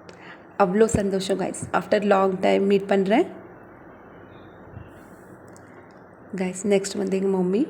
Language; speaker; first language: Tamil; non-native, local second language; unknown